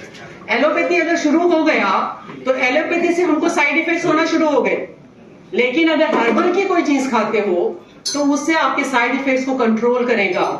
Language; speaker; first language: Hindi; native; Hindi